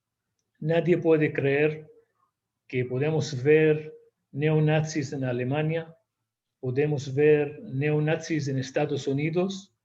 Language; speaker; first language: Spanish; non-native, fluent; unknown